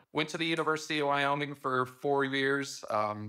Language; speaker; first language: English; native; English